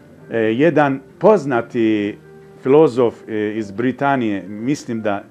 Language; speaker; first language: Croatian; non-native, fluent; Persian